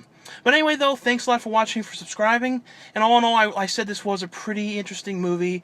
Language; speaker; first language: English; native; English